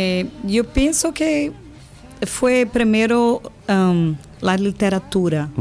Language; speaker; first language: Spanish; non-native, learner; Portuguese